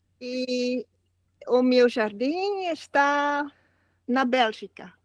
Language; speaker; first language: Portuguese; non-native, learner; Dutch